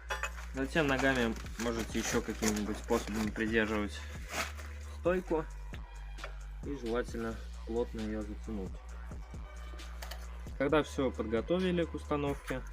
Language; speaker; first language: Russian; native; Russian